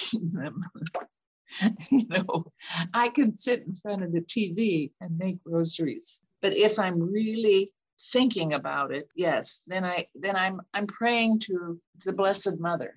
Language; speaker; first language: English; native; English